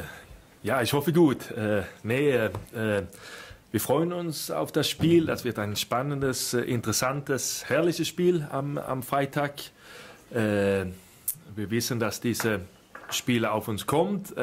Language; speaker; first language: German; non-native, fluent; Swedish